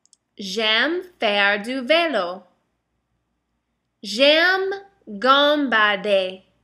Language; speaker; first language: French; non-native, fluent; English